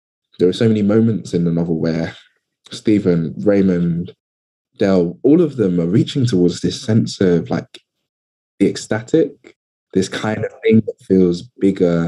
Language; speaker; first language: English; native; English